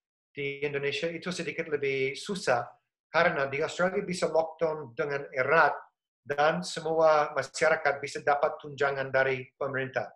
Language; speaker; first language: Indonesian; non-native, fluent; English